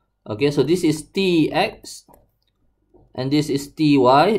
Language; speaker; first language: English; non-native, local second language; Malay